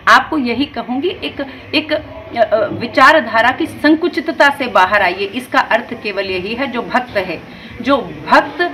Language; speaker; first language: Hindi; native; Hindi